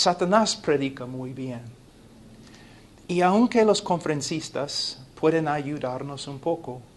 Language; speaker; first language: Spanish; non-native, fluent; English